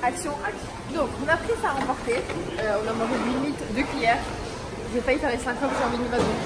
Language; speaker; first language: French; early bilingual, other home language; Arabic